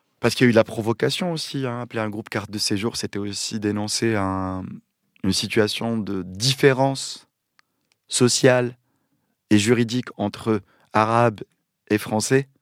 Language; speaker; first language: French; non-native, local second language; Arabic